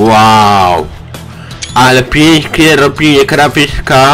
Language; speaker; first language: Polish; non-native, learner; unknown